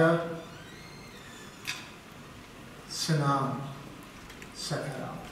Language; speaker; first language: Indonesian; non-native, learner; English